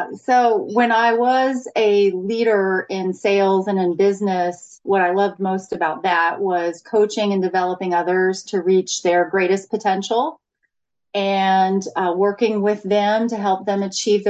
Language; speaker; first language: English; native; English